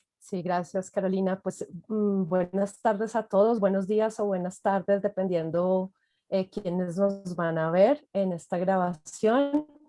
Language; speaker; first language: Spanish; native; Spanish